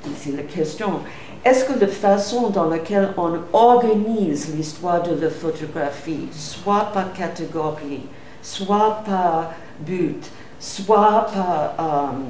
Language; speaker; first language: French; non-native, fluent; English